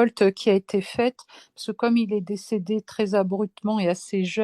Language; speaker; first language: French; native; French